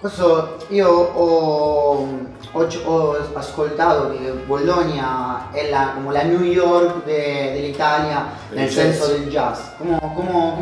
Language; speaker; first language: Italian; non-native, learner; Spanish